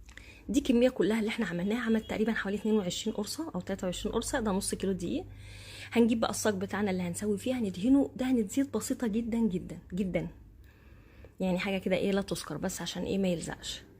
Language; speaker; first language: Arabic; native; Arabic